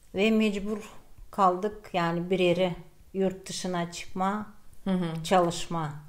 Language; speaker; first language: Turkish; non-native, fluent; Gagauz